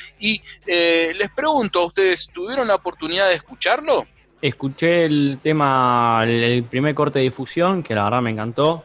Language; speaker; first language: Spanish; native; Spanish